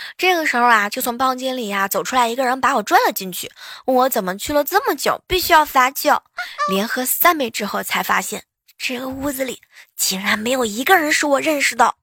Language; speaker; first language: Chinese; native; Chinese